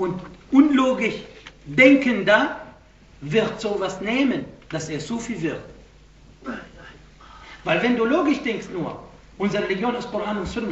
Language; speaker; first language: German; non-native, fluent; Arabic